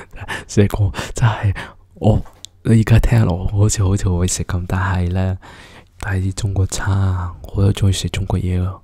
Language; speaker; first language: Cantonese; early bilingual, heritage; Cantonese